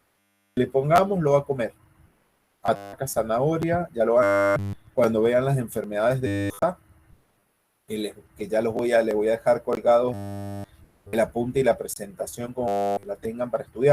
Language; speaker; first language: Spanish; native; Spanish